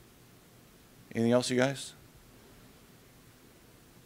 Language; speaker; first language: English; native; English